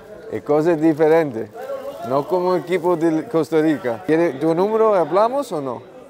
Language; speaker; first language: Spanish; non-native, learner; English